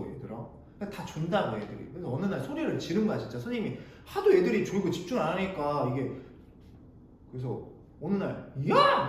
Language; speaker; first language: Korean; native; Korean